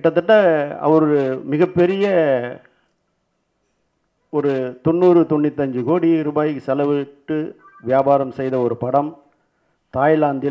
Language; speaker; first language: Tamil; native; Tamil